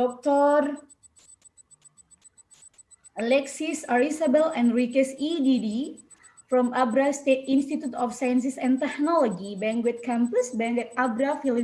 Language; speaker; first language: English; non-native, learner; Indonesian